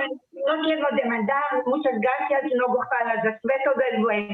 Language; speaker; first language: Spanish; non-native, learner; Serbian